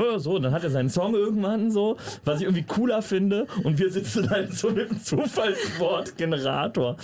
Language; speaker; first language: German; native; German